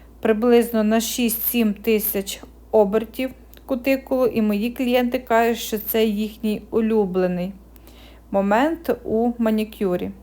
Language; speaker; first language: Ukrainian; native; Ukrainian